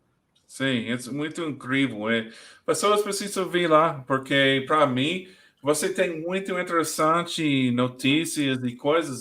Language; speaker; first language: Portuguese; non-native, learner; English